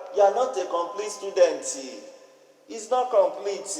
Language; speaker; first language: English; non-native, local second language; Yoruba